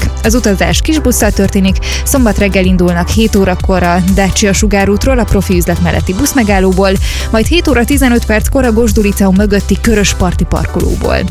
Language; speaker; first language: Hungarian; native; Hungarian